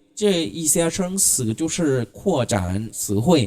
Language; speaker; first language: Chinese; non-native, fluent; Thai